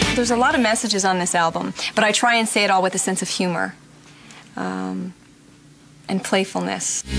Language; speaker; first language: English; native; English